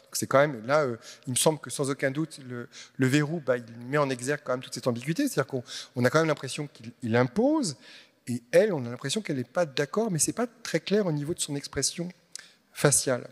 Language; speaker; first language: French; native; French